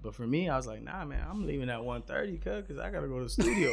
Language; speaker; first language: English; native; English